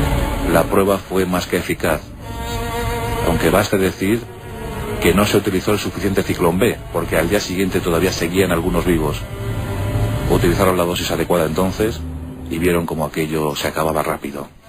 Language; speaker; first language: Spanish; native; Spanish